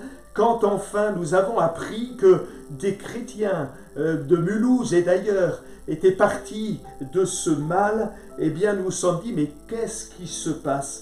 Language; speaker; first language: French; native; French